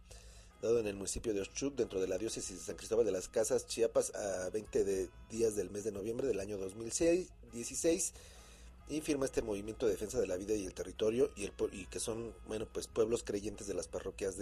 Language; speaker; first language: Spanish; native; Spanish